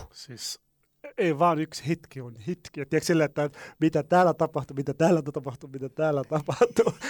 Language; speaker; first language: Finnish; non-native, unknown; Arabic